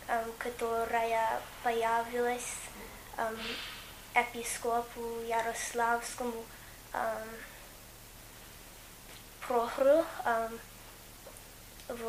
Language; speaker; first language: Russian; non-native, fluent; English